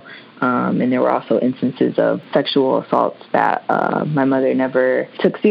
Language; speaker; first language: English; native; English